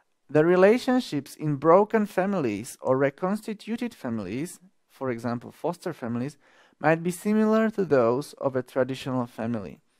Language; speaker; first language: English; non-native, fluent; Slovak